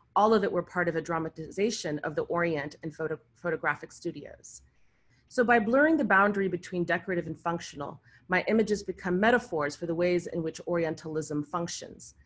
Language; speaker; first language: English; early bilingual, other home language; Arabic